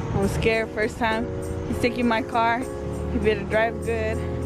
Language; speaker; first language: English; early bilingual, other home language; Spanish